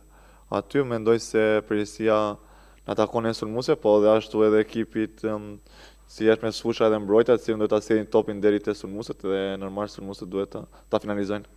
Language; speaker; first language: Albanian; native; Albanian